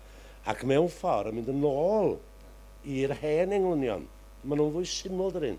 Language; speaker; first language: Welsh; native; Welsh